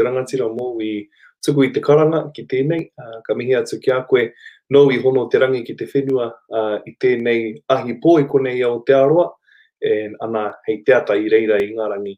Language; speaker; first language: English; non-native, local second language; Māori